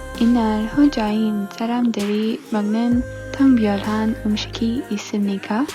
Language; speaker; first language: Korean; non-native, learner; English